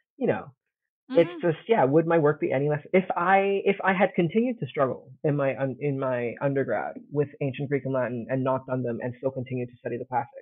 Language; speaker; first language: English; early bilingual, heritage; Italian